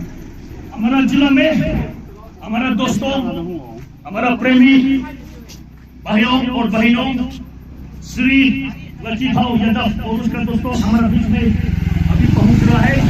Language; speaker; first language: Hindi; non-native, local second language; Thado Chin